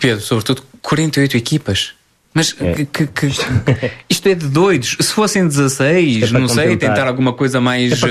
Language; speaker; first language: Portuguese; native; Portuguese